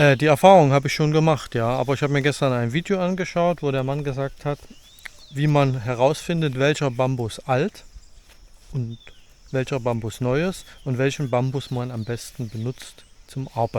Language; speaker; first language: German; native; German